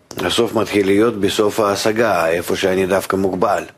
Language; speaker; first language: Hebrew; non-native, fluent; Russian